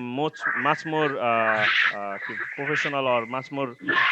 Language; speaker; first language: English; non-native, learner; Bangla